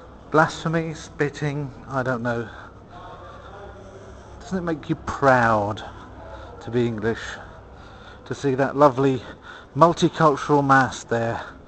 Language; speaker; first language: English; native; English